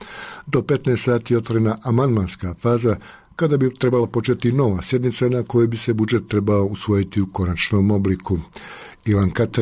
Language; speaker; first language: Croatian; native; Croatian